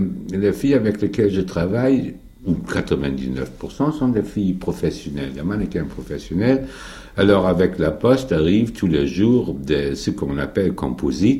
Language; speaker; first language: French; non-native, fluent; German